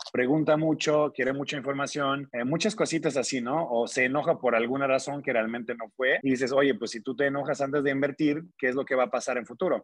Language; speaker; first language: Spanish; non-native, fluent; Russian